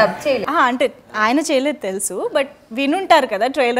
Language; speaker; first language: Telugu; native; Telugu